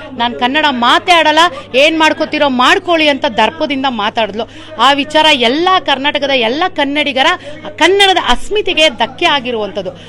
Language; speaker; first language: Kannada; native; Kannada